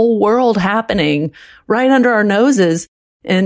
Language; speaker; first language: English; early bilingual, other home language; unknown